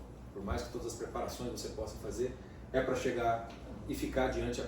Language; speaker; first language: Portuguese; native; Portuguese